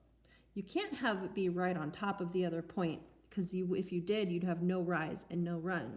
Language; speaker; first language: English; native; English